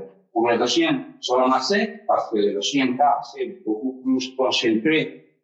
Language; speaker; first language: French; non-native, fluent; Spanish